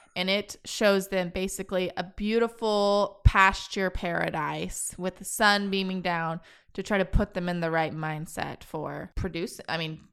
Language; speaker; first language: English; native; English